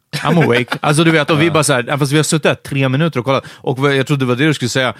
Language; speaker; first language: Swedish; early bilingual, other home language; Hungarian